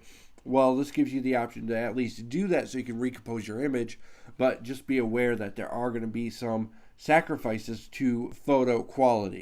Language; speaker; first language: English; native; English